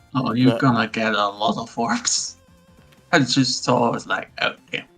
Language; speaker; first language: English; non-native, fluent; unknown